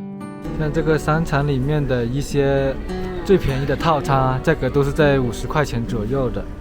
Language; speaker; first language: Chinese; native; Chinese